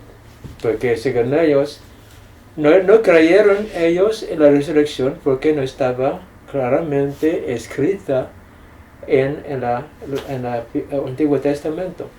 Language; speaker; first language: Spanish; non-native, fluent; English